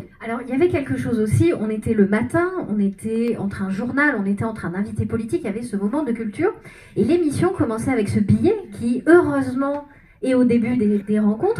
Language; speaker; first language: French; native; French